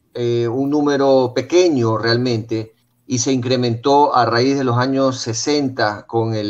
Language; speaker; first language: Spanish; native; Spanish